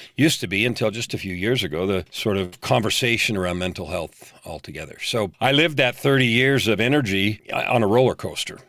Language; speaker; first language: English; native; English